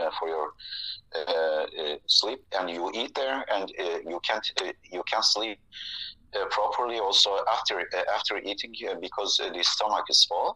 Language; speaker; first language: English; non-native, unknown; Turkish